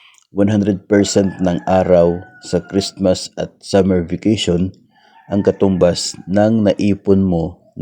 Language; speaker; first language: Filipino; native; Filipino